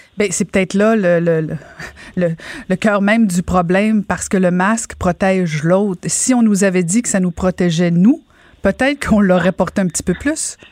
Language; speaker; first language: French; native; French